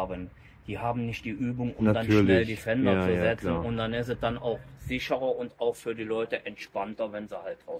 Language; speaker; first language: German; native; German